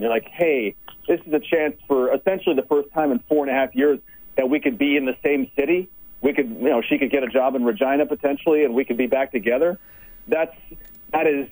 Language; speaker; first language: English; native; English